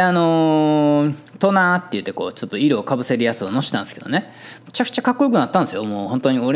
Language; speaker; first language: Japanese; native; Japanese